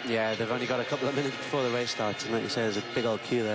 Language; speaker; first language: English; native; English